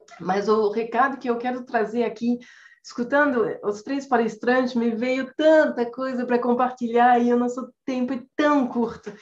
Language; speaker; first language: Portuguese; non-native, fluent; French